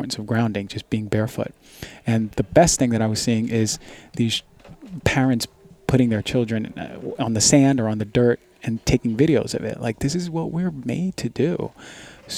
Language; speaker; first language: English; native; English